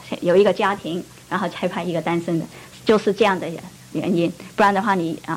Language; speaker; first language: Chinese; non-native, local second language; Cantonese